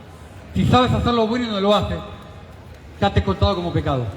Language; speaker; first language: Spanish; native; Spanish